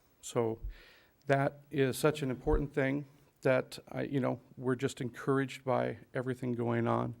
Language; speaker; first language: English; native; English